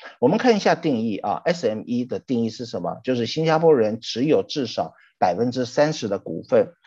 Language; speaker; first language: Chinese; native; Chinese